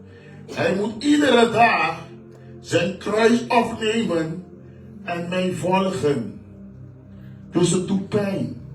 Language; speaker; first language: Dutch; non-native, fluent; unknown